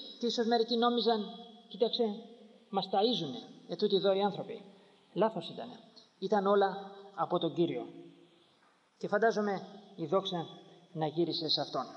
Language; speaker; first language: Greek; native; Greek